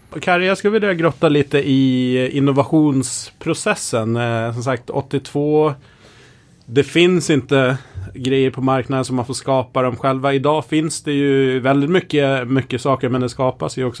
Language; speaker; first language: Swedish; native; Swedish